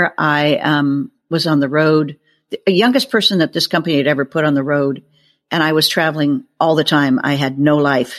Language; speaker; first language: English; native; English